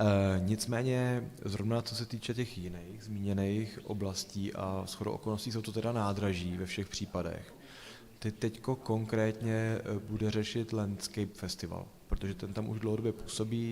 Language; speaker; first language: Czech; native; Czech